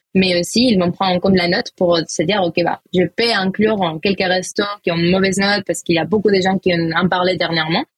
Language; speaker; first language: French; non-native, fluent; Spanish